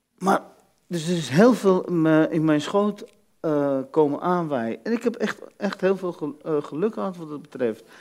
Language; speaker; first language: Dutch; early bilingual, other home language; Arabic